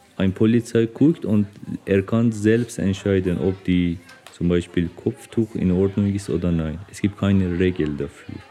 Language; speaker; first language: German; non-native, learner; Persian